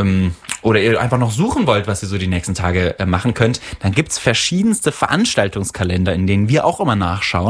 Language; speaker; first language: German; native; German